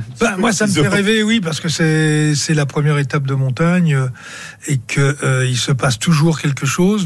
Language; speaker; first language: French; native; French